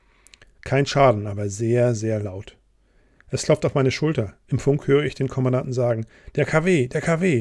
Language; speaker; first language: German; native; German